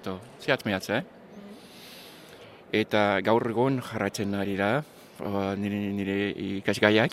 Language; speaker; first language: Basque; non-native, learner; English